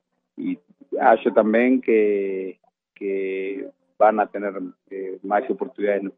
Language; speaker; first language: Portuguese; non-native, fluent; Spanish